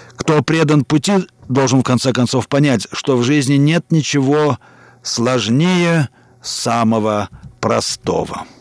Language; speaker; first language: Russian; native; Russian